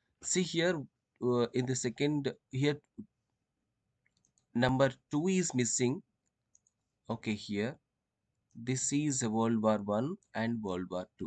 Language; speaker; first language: English; non-native, local second language; Telugu